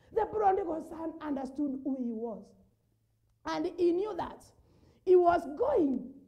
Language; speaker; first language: English; non-native, local second language; Swahili